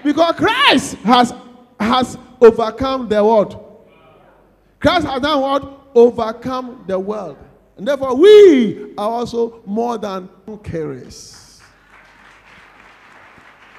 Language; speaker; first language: English; non-native, local second language; Akan